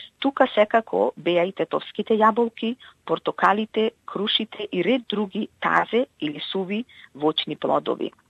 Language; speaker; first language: Macedonian; native; Macedonian